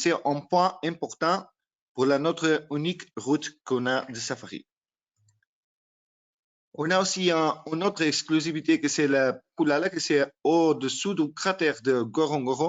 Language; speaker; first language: French; non-native, learner; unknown